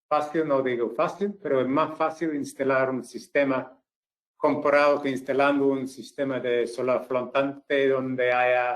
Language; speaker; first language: Spanish; non-native, fluent; English